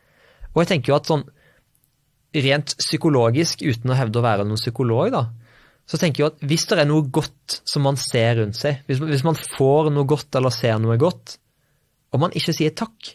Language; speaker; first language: Norwegian; native; Norwegian